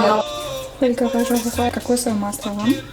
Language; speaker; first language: Russian; non-native, local second language; Kazakh